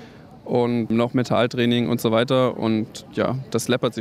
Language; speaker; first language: German; native; German